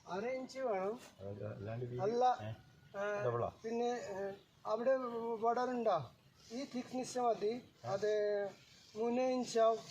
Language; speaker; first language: Malayalam; non-native, learner; Bangla